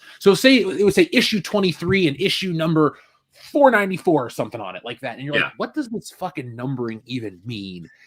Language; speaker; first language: English; native; English